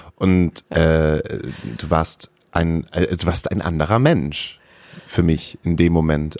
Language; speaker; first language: German; native; German